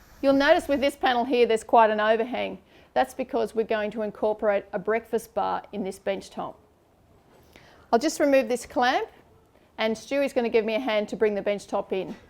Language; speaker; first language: English; native; English